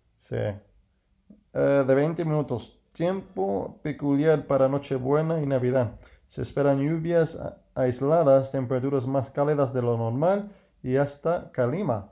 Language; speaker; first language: Spanish; non-native, fluent; English